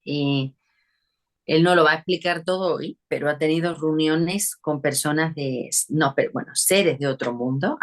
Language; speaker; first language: Spanish; native; Spanish